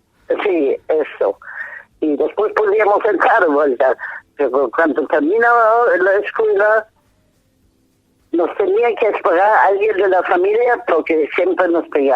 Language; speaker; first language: Spanish; non-native, fluent; German